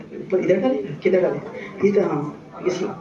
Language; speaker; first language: Hindi; native; Hindi